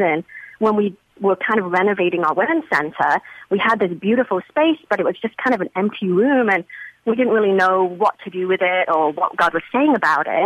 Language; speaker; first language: English; native; English